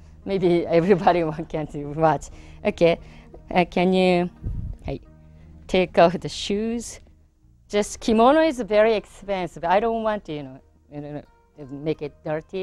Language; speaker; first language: English; non-native, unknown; Japanese